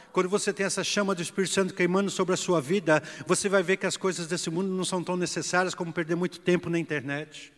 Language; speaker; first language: Portuguese; native; Portuguese